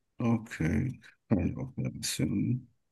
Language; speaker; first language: German; non-native, learner; Turkish